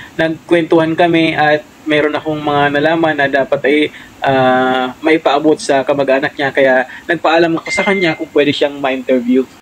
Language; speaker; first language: Filipino; native; Filipino